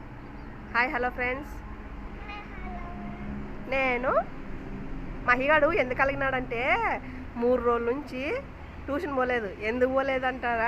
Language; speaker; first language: Telugu; native; Telugu